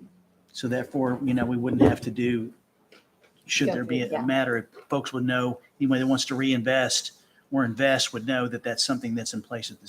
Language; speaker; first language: English; native; English